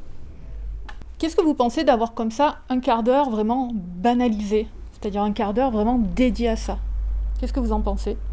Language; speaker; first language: French; native; French